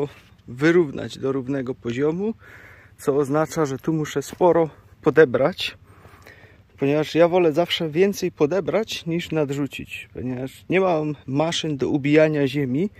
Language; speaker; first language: Polish; native; Polish